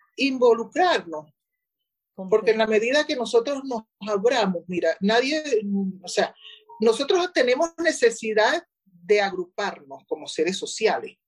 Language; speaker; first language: Spanish; native; Spanish